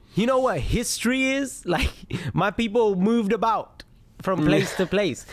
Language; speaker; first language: English; native; English